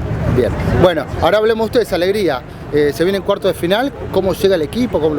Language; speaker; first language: Spanish; native; Spanish